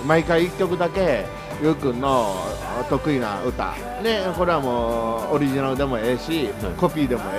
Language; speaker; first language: Japanese; native; Japanese